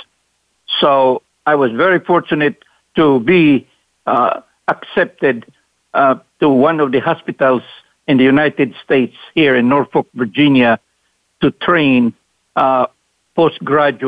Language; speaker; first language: English; non-native, local second language; Cebuano